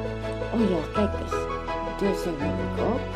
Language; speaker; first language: Dutch; non-native, learner; Indonesian